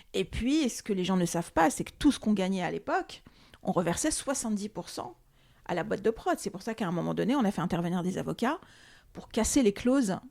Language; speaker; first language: French; early bilingual, other home language; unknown